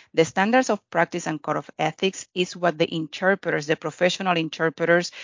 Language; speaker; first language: English; non-native, fluent; Spanish